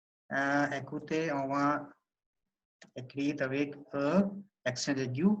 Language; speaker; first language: French; non-native, learner; Hindi